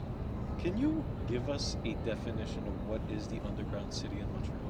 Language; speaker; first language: English; non-native, local second language; French